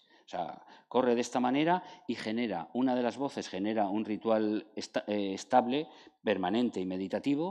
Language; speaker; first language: Spanish; native; Spanish